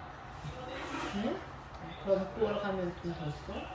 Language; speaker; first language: Korean; non-native, learner; Indonesian